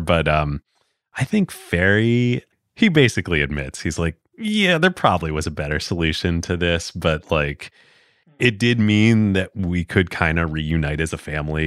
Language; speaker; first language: English; native; English